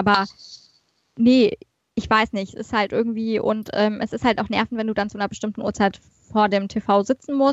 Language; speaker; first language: German; native; German